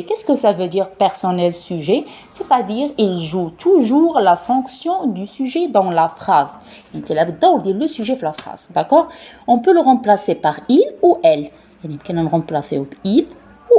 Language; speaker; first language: French; non-native, local second language; Arabic